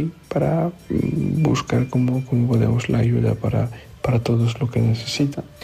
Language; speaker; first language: Spanish; non-native, fluent; Polish